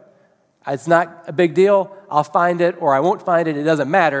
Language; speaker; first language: English; native; English